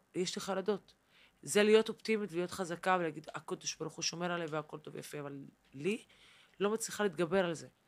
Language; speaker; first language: Hebrew; non-native, local second language; Arabic